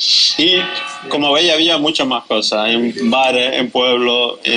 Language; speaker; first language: Spanish; native; Spanish